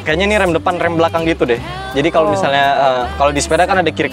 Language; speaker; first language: Indonesian; native; Indonesian